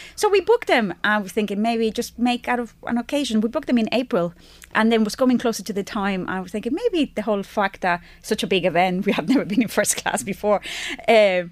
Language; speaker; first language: English; non-native, fluent; Spanish